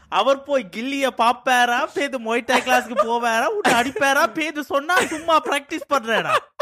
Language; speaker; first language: Tamil; early bilingual, heritage; Tamil